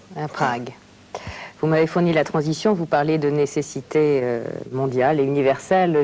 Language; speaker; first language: French; native; French